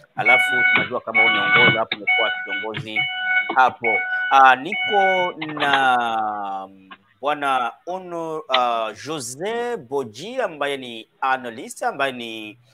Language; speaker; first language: Swahili; native; Swahili